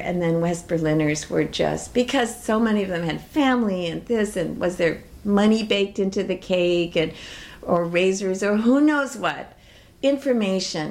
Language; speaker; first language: English; native; English